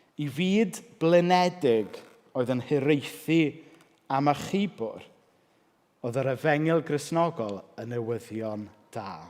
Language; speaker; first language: Welsh; native; Welsh